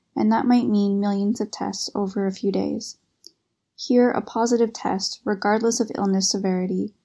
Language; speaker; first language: English; native; English